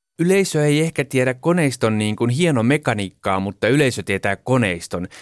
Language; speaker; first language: Finnish; early bilingual, heritage; Finnish